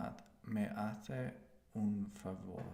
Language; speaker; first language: Spanish; non-native, learner; English